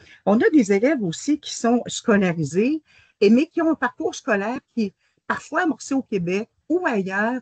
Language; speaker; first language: French; native; French